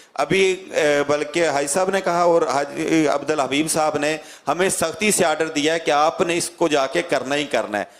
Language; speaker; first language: Urdu; non-native, local second language; Punjabi